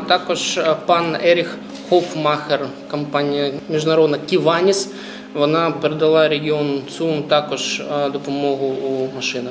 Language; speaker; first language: Ukrainian; non-native, fluent; German